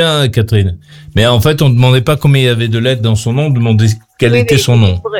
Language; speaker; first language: French; native; French